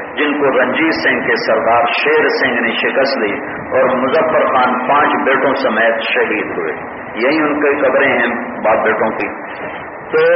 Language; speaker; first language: Urdu; non-native, local second language; Punjabi